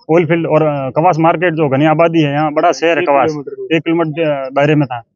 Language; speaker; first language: Hindi; native; Hindi